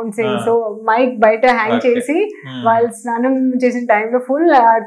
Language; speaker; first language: Telugu; non-native, learner; Hindi